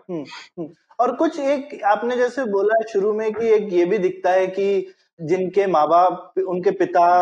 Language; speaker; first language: Hindi; native; Hindi